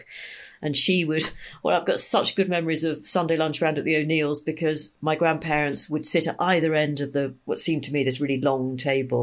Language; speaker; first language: English; native; English